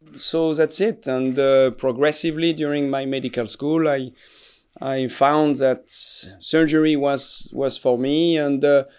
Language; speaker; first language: English; non-native, fluent; French